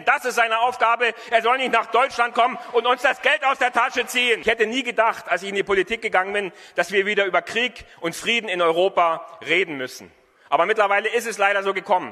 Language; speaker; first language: German; native; German